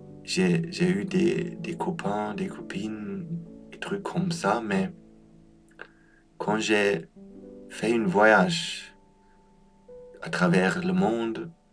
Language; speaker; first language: French; non-native, fluent; German